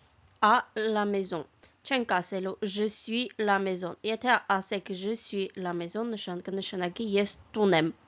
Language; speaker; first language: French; non-native, fluent; Armenian